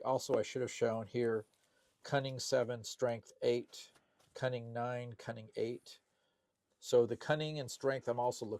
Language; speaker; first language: English; native; English